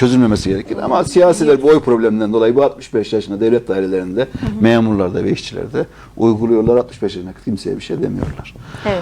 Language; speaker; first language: Turkish; native; Turkish